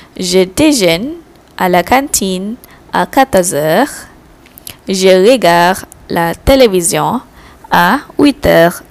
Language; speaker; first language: French; non-native, fluent; Malay